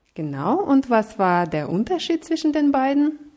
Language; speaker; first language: German; non-native, fluent; Russian